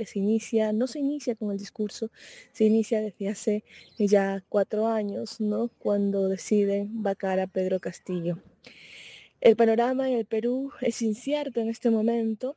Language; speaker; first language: Spanish; native; Spanish